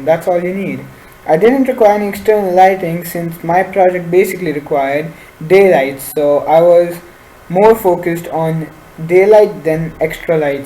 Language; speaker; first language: English; non-native, local second language; Urdu